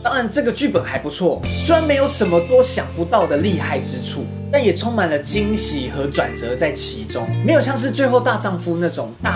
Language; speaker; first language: Chinese; native; Chinese